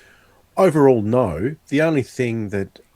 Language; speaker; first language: English; native; English